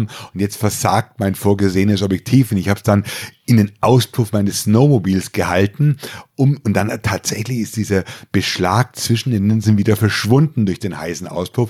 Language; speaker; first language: German; native; German